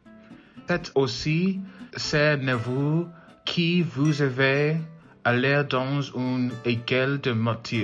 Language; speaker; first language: French; non-native, learner; English